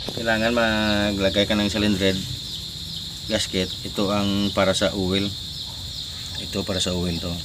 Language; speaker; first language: Filipino; non-native, local second language; Cebuano